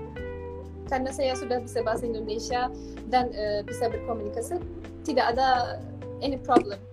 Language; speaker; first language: Indonesian; non-native, fluent; Turkish